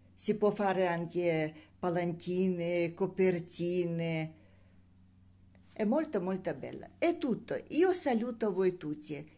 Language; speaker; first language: Italian; non-native, learner; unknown